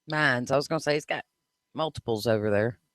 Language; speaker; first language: English; native; English